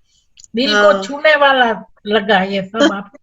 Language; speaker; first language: Hindi; non-native, local second language; Gujarati